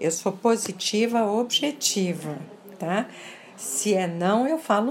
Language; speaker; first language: Portuguese; early bilingual, other home language; French